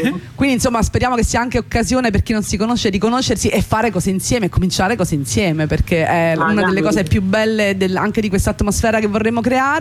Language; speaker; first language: Italian; native; Italian